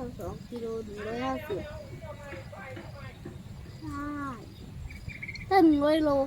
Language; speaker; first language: Thai; non-native, local second language; Northeastern Thai